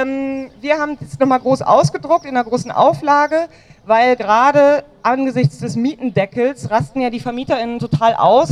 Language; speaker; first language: German; native; German